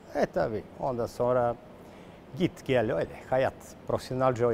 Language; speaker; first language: Turkish; non-native, learner; Serbian